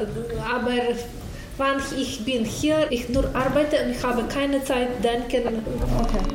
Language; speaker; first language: German; non-native, learner; Ukrainian